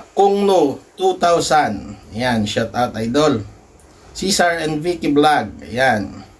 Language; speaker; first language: Filipino; non-native, local second language; Hiligaynon